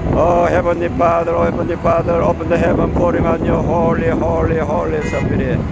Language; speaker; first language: English; non-native, learner; Korean